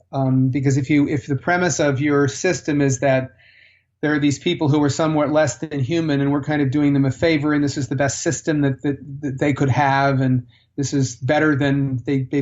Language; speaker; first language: English; native; English